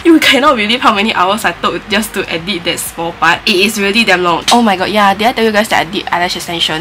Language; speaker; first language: English; non-native, local second language; Chinese